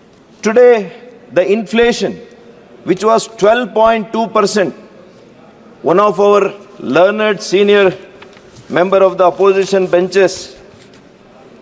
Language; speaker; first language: English; non-native, local second language; Kannada